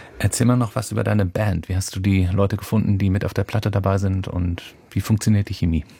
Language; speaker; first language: German; native; German